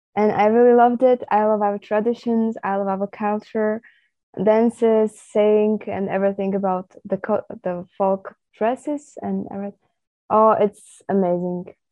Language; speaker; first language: English; non-native, fluent; Slovak